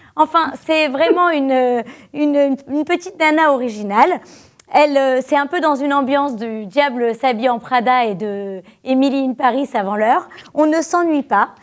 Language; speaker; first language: French; native; French